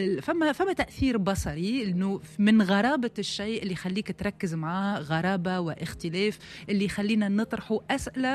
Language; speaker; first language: Arabic; native; Arabic